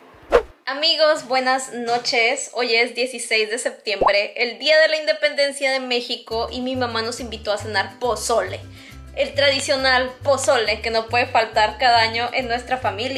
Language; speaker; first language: Spanish; native; Spanish